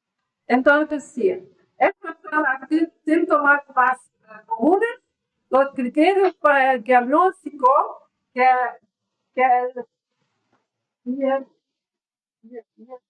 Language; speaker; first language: Spanish; non-native, learner; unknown